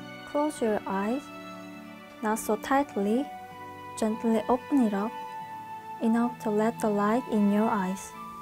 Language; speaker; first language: English; non-native, fluent; Korean